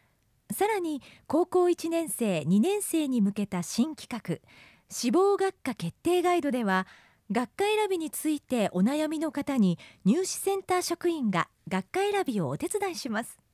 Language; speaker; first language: Japanese; native; Japanese